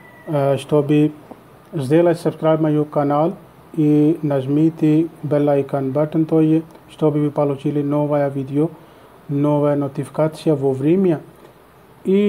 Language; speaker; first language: Russian; non-native, learner; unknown